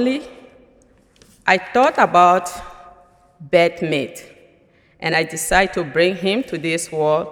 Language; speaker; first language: English; non-native, local second language; French